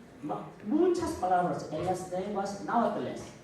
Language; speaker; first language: Spanish; non-native, fluent; Korean